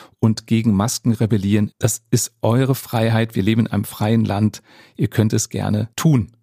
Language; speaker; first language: German; native; German